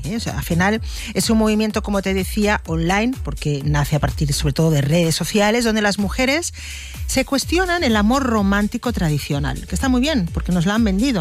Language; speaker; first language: Spanish; native; Spanish